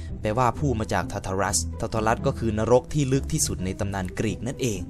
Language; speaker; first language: Thai; native; Thai